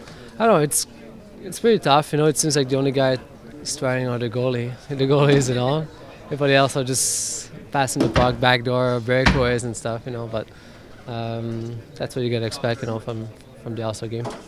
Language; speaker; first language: English; non-native, local second language; French